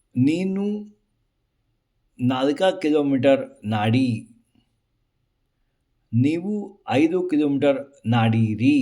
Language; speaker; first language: Kannada; non-native, learner; Marathi